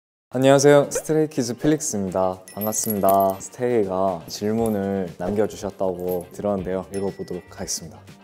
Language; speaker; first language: Korean; non-native, fluent; English